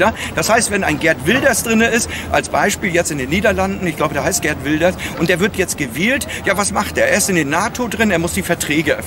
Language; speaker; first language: German; native; German